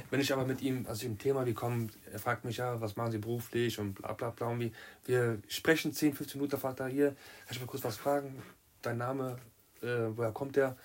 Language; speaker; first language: German; native; German